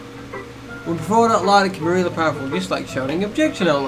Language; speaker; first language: English; native; English